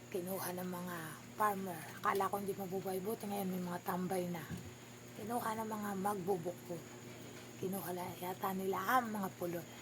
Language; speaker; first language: Filipino; native; Filipino